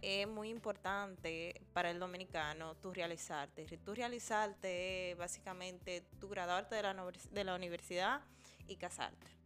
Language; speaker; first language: Spanish; early bilingual, heritage; Spanish